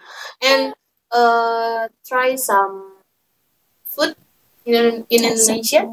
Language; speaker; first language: English; non-native, learner; Indonesian